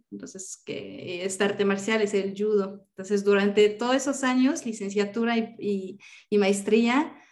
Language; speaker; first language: Spanish; non-native, fluent; French